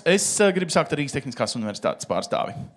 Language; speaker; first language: Latvian; native; Latvian